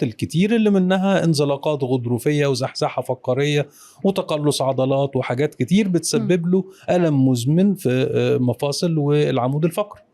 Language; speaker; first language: Arabic; native; Arabic